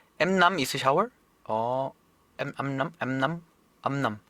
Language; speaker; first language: English; non-native, learner; Thai